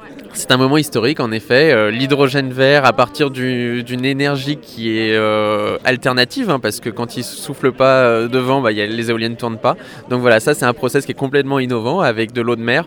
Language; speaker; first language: French; native; French